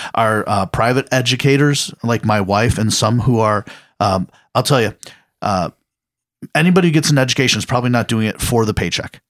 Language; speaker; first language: English; native; English